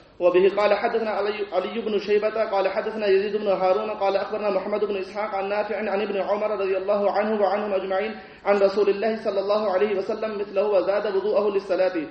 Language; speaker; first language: Arabic; non-native, fluent; Urdu